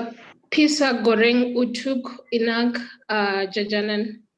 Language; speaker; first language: Indonesian; non-native, learner; English